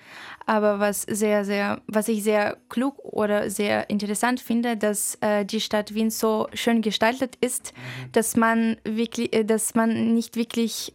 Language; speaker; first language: German; non-native, fluent; Russian